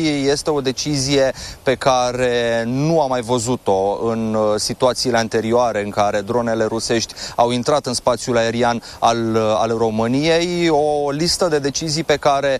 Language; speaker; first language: Romanian; native; Romanian